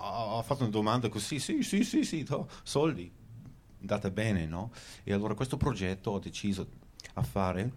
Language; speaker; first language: Italian; early bilingual, heritage; Venetian